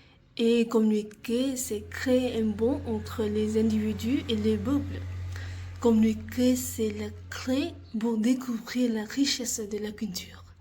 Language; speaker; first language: French; non-native, fluent; Vietnamese